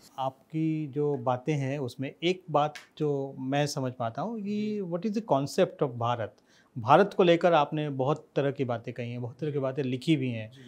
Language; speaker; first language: Hindi; native; Hindi